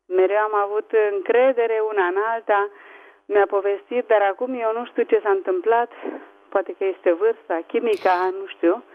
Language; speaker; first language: Romanian; native; Romanian